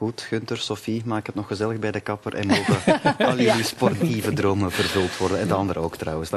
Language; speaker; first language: Dutch; native; Dutch